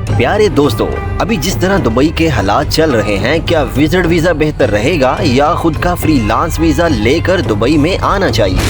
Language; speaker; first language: Urdu; non-native, local second language; Punjabi